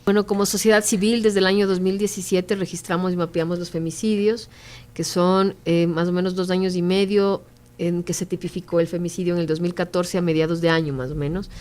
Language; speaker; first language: Spanish; native; Spanish